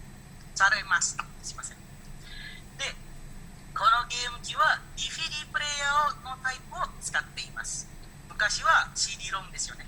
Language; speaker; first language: Japanese; non-native, learner; Indonesian